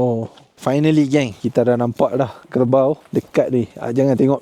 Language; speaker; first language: Malay; native; Malay